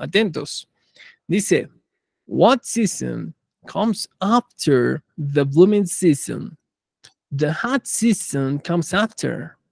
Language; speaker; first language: English; non-native, fluent; Spanish